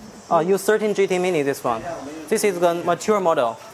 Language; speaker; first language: English; non-native, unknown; Chinese